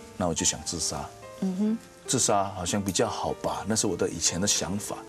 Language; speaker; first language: Chinese; non-native, fluent; Indonesian